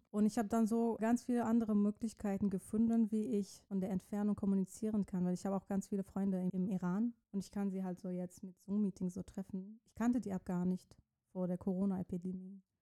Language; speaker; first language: German; non-native, fluent; Persian